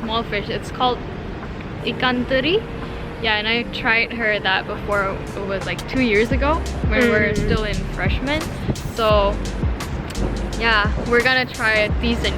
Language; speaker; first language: English; non-native, fluent; Indonesian